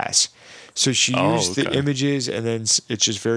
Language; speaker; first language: English; native; English